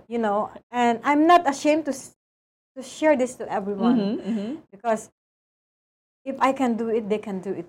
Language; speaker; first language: English; non-native, local second language; Filipino